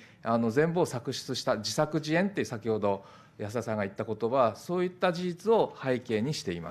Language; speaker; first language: Japanese; native; Japanese